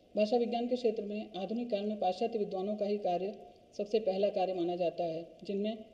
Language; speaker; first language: Hindi; native; Hindi